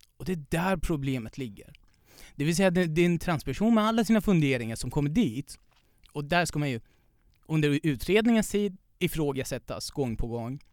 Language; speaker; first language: Swedish; non-native, fluent; Persian